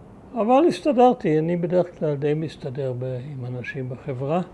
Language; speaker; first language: Hebrew; early bilingual, other home language; German